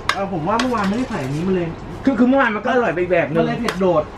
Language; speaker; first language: Thai; native; Thai